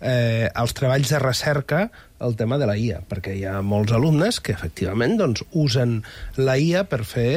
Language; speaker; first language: Catalan; native; Catalan